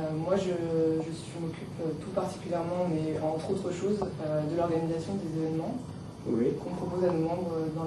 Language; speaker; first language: French; native; French